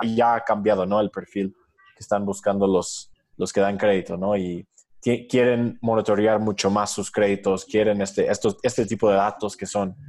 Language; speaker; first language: Spanish; non-native, fluent; English